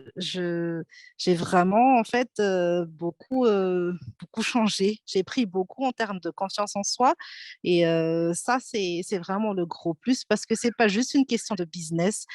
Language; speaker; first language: French; non-native, local second language; Malagasy